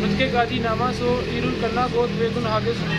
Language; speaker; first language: Korean; non-native, learner; Punjabi